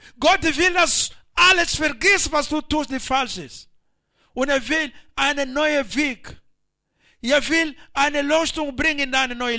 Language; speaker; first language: German; non-native, learner; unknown